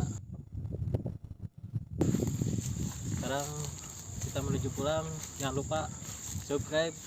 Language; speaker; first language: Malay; non-native, local second language; Sundanese